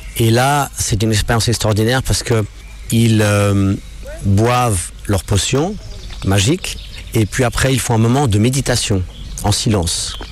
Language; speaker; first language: French; non-native, local second language; English